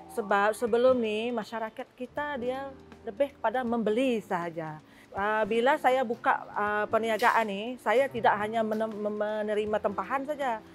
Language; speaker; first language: Malay; non-native, local second language; Iban